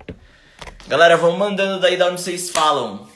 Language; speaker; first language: Portuguese; native; Portuguese